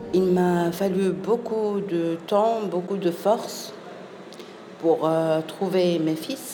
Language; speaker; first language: French; non-native, local second language; Arabic